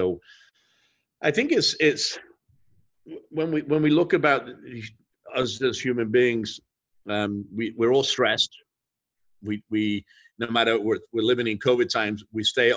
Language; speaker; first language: English; native; English